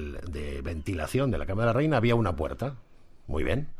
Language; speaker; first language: Spanish; native; Spanish